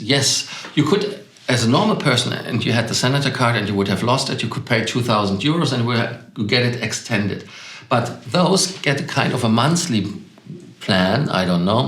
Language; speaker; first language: English; non-native, fluent; German